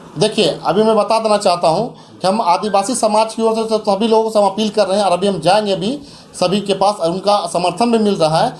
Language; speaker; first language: Hindi; native; Hindi